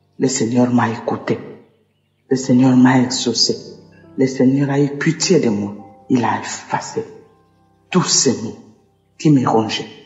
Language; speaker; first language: French; non-native, local second language; Lingala